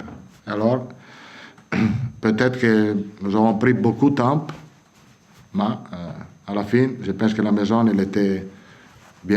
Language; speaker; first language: French; non-native, fluent; Italian